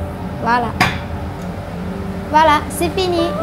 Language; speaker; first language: French; non-native, learner; Vietnamese